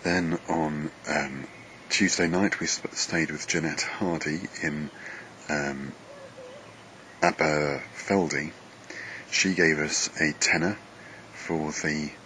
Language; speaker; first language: English; native; English